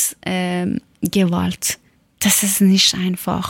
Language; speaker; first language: German; non-native, learner; Persian